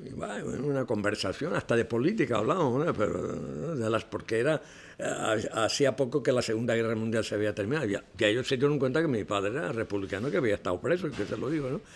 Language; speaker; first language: Spanish; non-native, local second language; Catalan